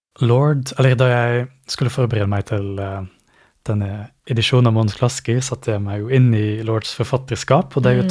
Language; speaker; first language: Norwegian; native; Norwegian